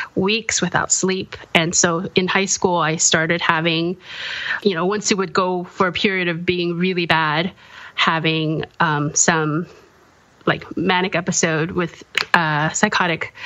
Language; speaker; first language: English; early bilingual, other home language; Korean